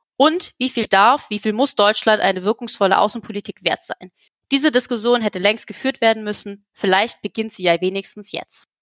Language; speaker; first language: German; native; German